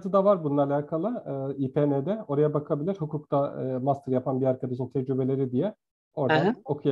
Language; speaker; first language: Turkish; native; Turkish